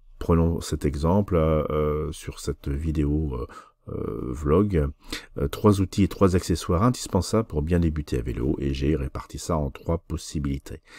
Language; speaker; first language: French; native; French